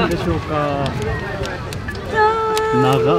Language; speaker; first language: Japanese; non-native, learner; Korean